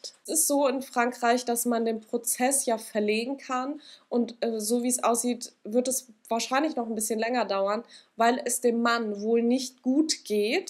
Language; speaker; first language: German; native; German